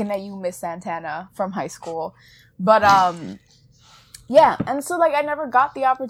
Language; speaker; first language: English; early bilingual, other home language; Spanish